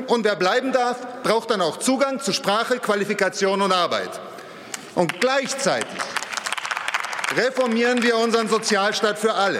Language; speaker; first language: German; native; German